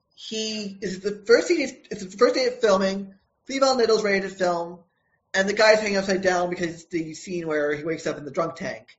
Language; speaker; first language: English; native; English